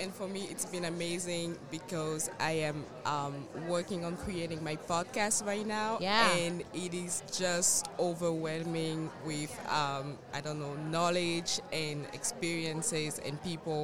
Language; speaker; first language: English; non-native, local second language; French